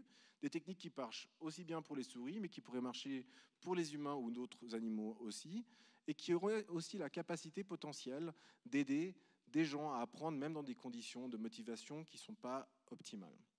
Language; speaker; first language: French; native; French